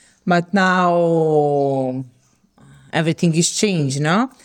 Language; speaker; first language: English; non-native, learner; Serbian